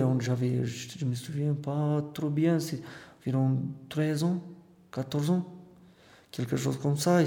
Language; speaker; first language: French; non-native, fluent; Romanian